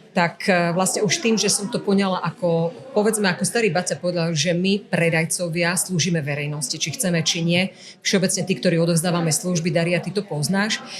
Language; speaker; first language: Slovak; native; Slovak